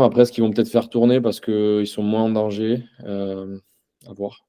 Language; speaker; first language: French; native; French